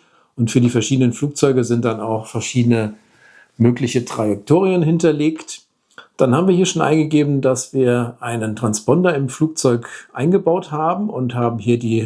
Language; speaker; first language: German; native; German